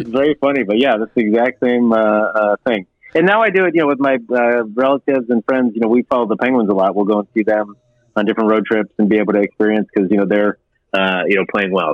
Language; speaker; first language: English; native; English